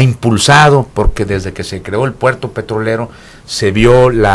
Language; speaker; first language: Spanish; native; Spanish